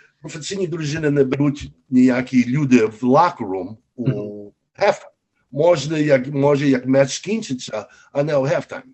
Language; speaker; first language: Ukrainian; early bilingual, heritage; Ukrainian